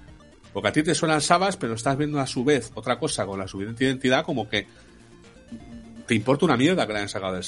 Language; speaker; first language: Spanish; native; Spanish